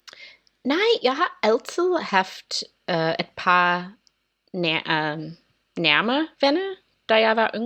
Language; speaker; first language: Danish; non-native, learner; English